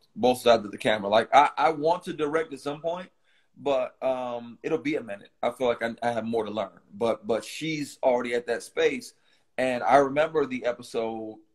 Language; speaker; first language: English; native; English